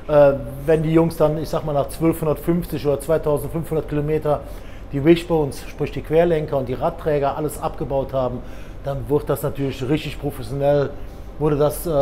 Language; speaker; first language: German; native; German